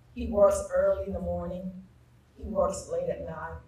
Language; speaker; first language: English; native; English